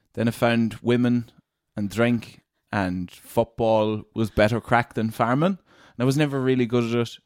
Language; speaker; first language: English; native; English